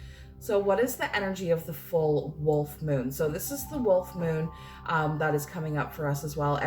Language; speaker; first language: English; native; English